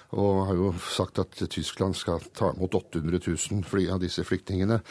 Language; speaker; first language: Norwegian; early bilingual, other home language; Hungarian